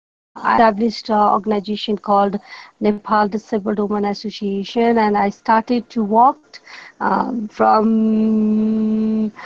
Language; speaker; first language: English; non-native, learner; Nepali